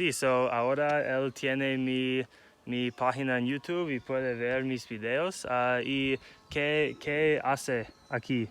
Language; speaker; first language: Spanish; non-native, learner; English